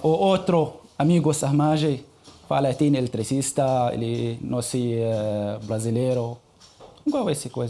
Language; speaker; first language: Portuguese; non-native, learner; Arabic